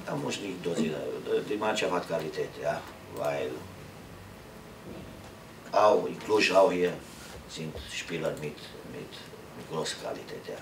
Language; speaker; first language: German; non-native, learner; Romanian